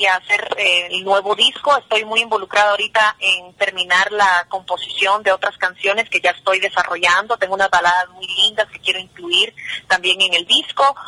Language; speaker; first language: Spanish; early bilingual, heritage; Spanish